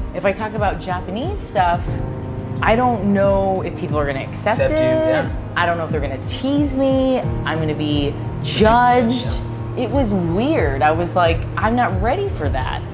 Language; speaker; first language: English; native; English